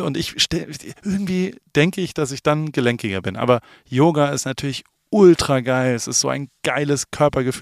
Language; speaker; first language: German; native; German